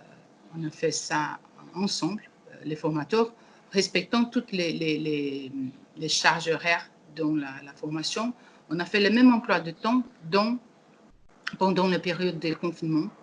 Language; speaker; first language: French; non-native, learner; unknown